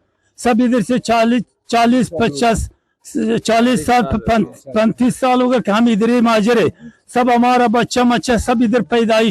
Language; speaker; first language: Hindi; non-native, learner; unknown